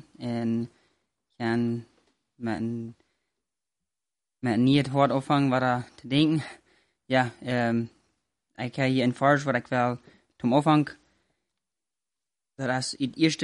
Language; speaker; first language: German; non-native, learner; Plautdietsch